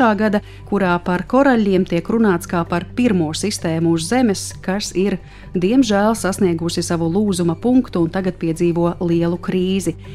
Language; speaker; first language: Latvian; native; Latvian